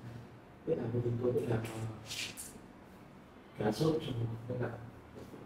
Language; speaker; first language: Chinese; non-native, learner; Vietnamese